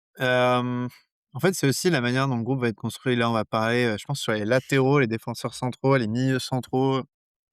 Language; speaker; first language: French; native; French